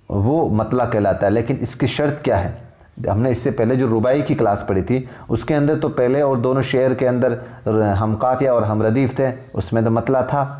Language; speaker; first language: Urdu; native; Urdu